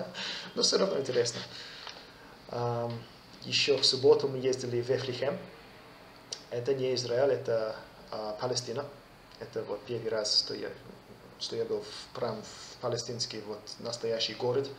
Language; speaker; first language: Russian; non-native, fluent; English